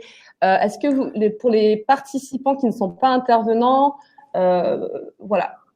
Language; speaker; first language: French; native; French